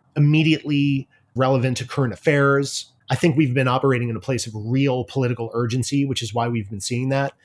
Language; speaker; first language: English; native; English